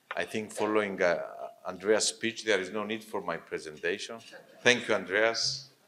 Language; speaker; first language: English; non-native, fluent; Greek